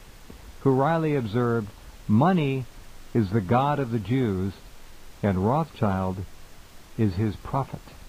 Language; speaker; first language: English; native; English